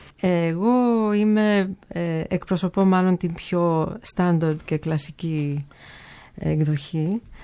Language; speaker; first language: Greek; early bilingual, heritage; Greek